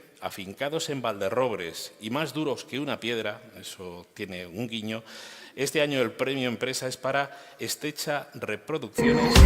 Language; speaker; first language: Spanish; native; Spanish